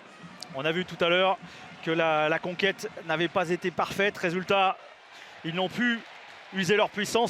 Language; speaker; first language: French; native; French